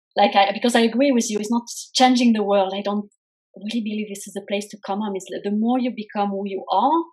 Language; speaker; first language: English; non-native, fluent; French